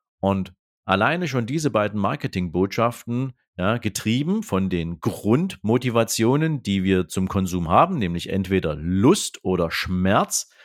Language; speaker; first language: German; native; German